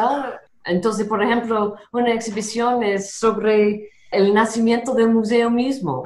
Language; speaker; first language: Spanish; non-native, fluent; English